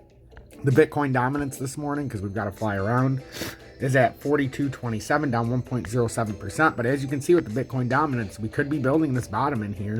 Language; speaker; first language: English; native; English